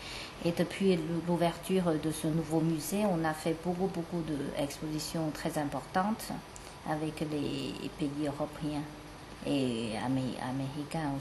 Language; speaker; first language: French; non-native, fluent; Chinese